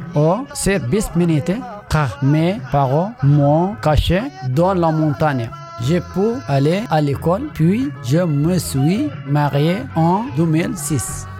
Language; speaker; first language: French; non-native, learner; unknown